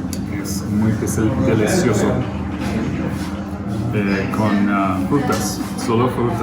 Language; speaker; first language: Spanish; non-native, learner; English